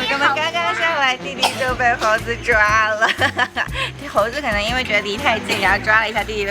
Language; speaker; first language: Chinese; early bilingual, heritage; Chinese